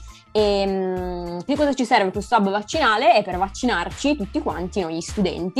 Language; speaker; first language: Italian; native; Italian